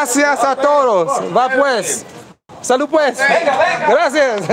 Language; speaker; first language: Spanish; non-native, learner; English